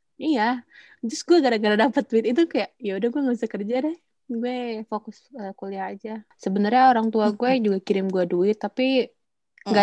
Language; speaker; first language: Indonesian; native; Indonesian